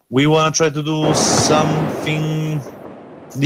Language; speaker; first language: English; non-native, learner; Italian